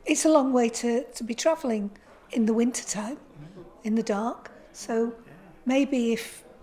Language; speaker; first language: English; native; English